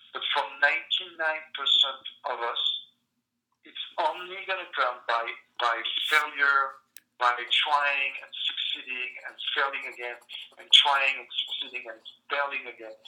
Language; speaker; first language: English; non-native, fluent; French